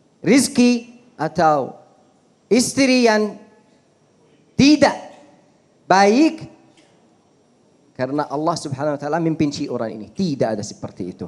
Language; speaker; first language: Indonesian; non-native, fluent; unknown